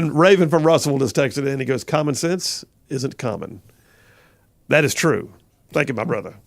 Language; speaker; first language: English; native; English